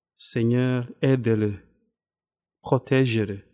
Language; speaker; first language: French; non-native, local second language; Kinyarwanda